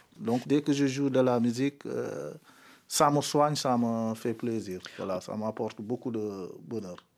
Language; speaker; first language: French; non-native, local second language; Mandingo